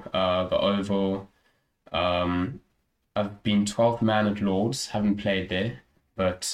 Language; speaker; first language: English; native; English